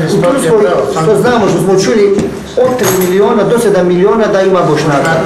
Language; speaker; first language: Bosnian; early bilingual, heritage; Bosnian